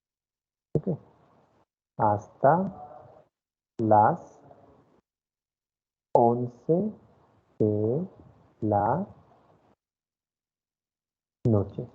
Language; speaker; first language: Spanish; non-native, fluent; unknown